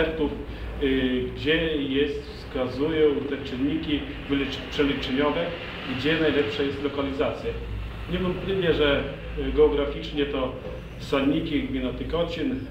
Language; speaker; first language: Polish; native; Polish